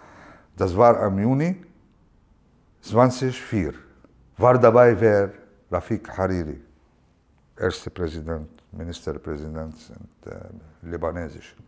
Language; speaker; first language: German; non-native, learner; Arabic